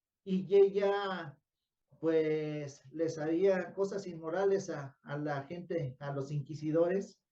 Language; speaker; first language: Spanish; native; Spanish